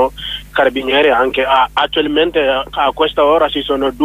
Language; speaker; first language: Italian; non-native, learner; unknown